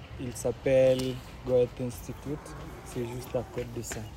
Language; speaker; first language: French; non-native, learner; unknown